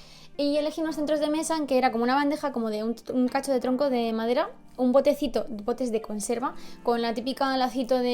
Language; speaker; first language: Spanish; native; Spanish